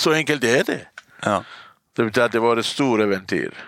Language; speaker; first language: Swedish; non-native, fluent; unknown